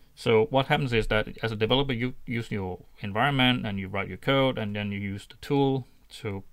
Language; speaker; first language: English; non-native, fluent; Danish